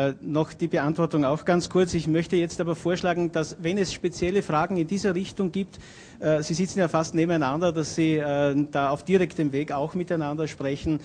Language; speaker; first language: German; native; German